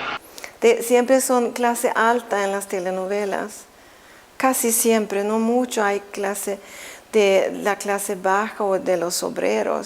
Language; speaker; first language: Spanish; non-native, fluent; Swedish